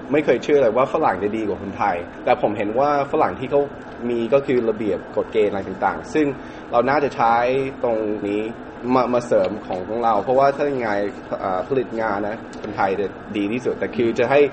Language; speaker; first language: Thai; early bilingual, other home language; English